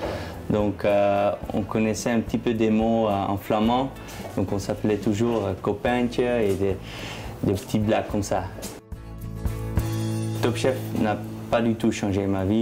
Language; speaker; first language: French; non-native, fluent; Dutch